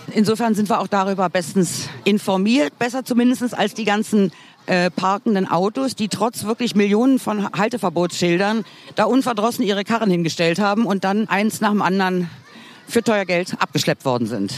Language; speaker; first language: German; native; German